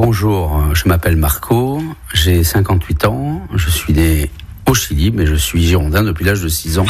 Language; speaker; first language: French; early bilingual, other home language; Spanish